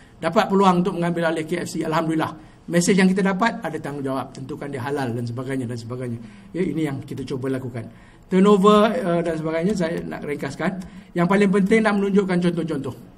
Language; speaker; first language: Malay; native; Malay